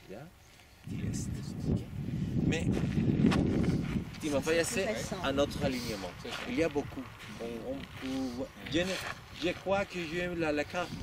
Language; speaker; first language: French; non-native, learner; Spanish